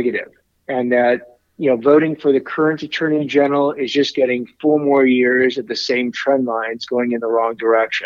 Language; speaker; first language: English; native; English